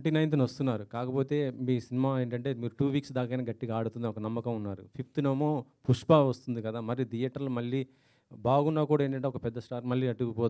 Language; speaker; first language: Telugu; native; Telugu